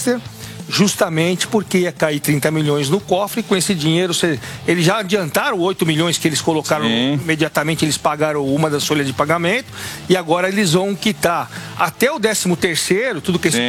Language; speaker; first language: Portuguese; native; Portuguese